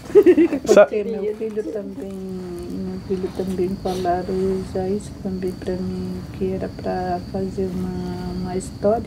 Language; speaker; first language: Portuguese; non-native, local second language; Guarani